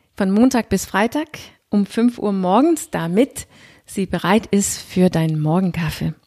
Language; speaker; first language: German; non-native, fluent; Danish